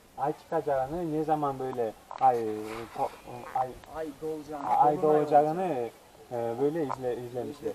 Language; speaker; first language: Turkish; non-native, local second language; Kyrgyz